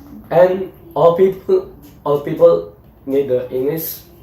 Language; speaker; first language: English; non-native, learner; Indonesian